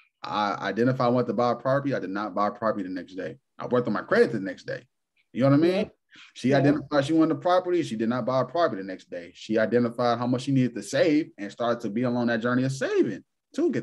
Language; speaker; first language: English; native; English